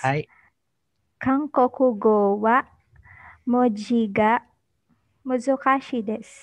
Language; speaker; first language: Japanese; non-native, learner; Filipino